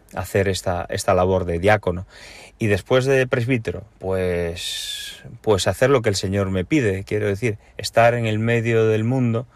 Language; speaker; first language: Spanish; native; Spanish